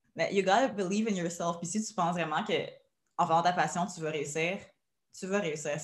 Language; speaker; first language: French; native; French